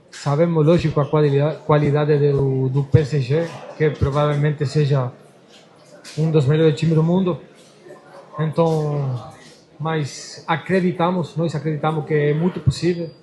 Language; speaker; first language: Portuguese; non-native, fluent; Spanish